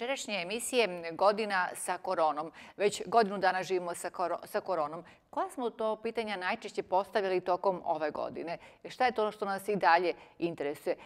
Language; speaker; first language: Serbian; native; Serbian